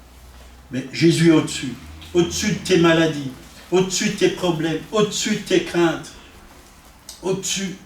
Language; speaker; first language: French; native; French